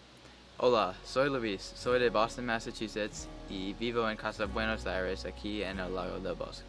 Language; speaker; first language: Spanish; non-native, learner; English